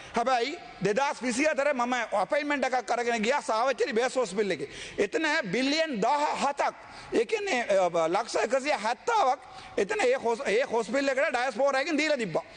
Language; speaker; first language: Sinhala; non-native, local second language; Tamil